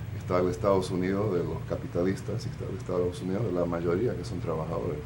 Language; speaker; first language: Spanish; early bilingual, heritage; Spanish